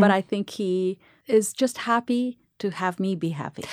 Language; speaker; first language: English; non-native, local second language; Tamil